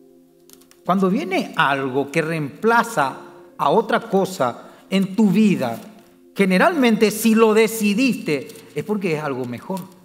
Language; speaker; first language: Spanish; native; Spanish